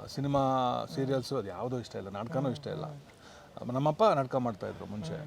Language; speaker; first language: Kannada; non-native, local second language; Tulu